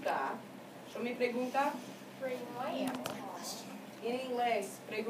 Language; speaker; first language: Spanish; non-native, fluent; English